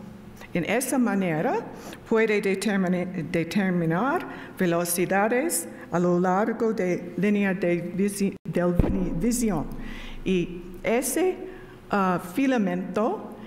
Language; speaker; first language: Spanish; non-native, learner; English